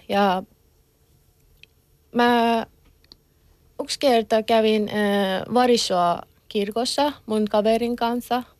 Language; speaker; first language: Finnish; non-native, learner; Persian